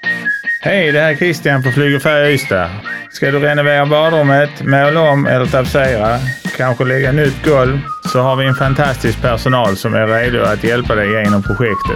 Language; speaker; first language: Swedish; native; Swedish